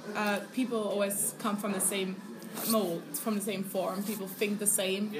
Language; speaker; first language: English; non-native, fluent; French